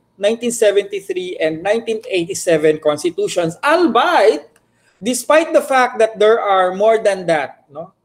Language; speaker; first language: English; non-native, local second language; Filipino